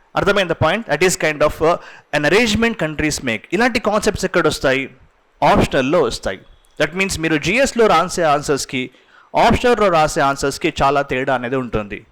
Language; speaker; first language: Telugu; non-native, local second language; Urdu